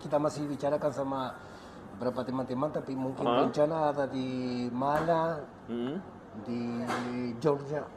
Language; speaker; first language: Indonesian; non-native, fluent; Spanish